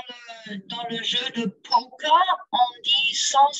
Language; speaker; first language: French; non-native, learner; German